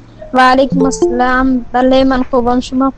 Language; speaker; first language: Persian; non-native, learner; Urdu